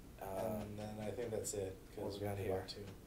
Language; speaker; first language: English; native; English